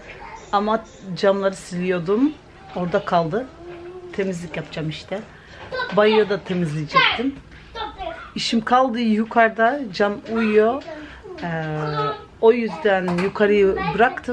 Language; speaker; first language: Turkish; early bilingual, other home language; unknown